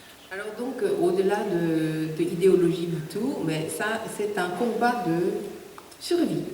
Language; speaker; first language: French; non-native, fluent; Korean